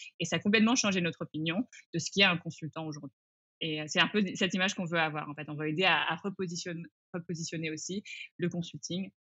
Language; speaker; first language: French; early bilingual, other home language; English